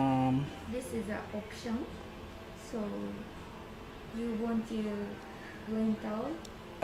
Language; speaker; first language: English; non-native, learner; Japanese